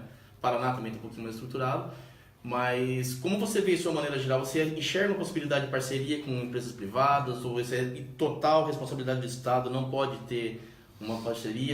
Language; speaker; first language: Portuguese; native; Portuguese